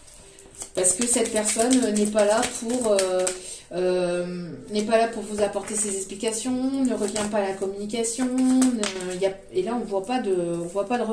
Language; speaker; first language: French; native; French